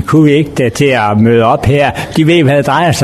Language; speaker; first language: Danish; native; Danish